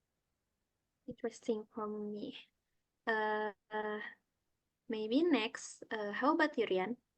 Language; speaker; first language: English; non-native, learner; Indonesian